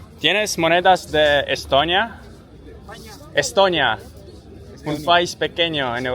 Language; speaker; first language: Spanish; non-native, learner; Estonian